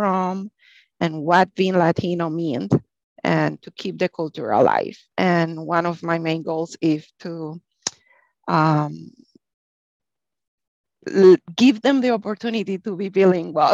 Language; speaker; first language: English; non-native, fluent; Spanish